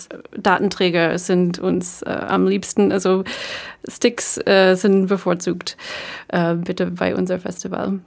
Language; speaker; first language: German; non-native, fluent; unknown